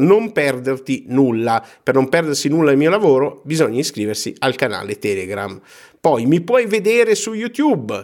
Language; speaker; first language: Italian; native; Italian